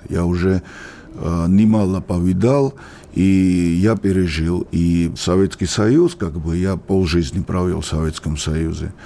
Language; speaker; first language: Russian; non-native, local second language; Georgian